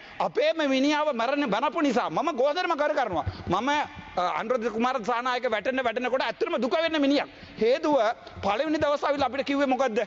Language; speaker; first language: Sinhala; non-native, local second language; Tamil